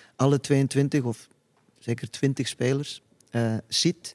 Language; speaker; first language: Dutch; non-native, fluent; Icelandic